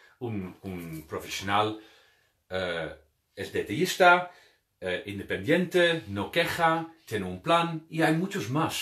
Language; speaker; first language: Spanish; non-native, fluent; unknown